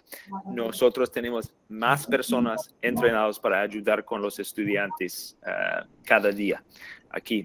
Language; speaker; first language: Spanish; non-native, fluent; English